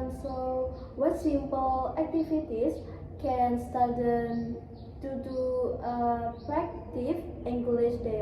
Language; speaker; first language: English; non-native, learner; Indonesian